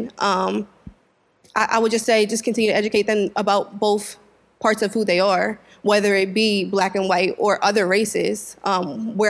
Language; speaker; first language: English; native; English